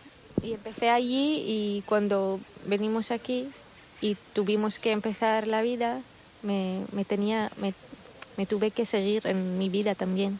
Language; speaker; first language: Spanish; non-native, fluent; Arabic